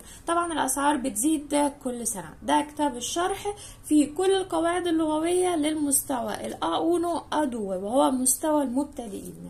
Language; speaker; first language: Arabic; native; Arabic